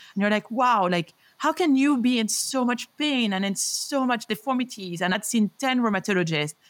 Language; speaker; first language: English; non-native, fluent; French